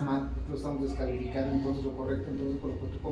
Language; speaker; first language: Spanish; native; Spanish